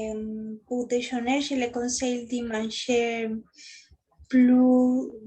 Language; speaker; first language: French; non-native, learner; Spanish